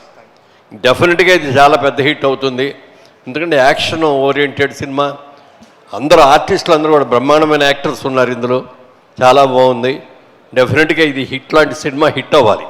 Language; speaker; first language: Telugu; native; Telugu